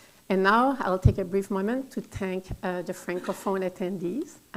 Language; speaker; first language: English; non-native, fluent; French